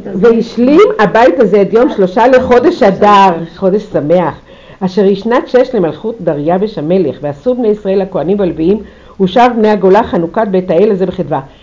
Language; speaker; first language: Hebrew; native; Hebrew